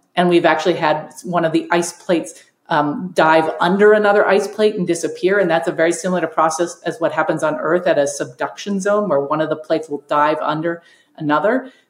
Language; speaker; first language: English; native; English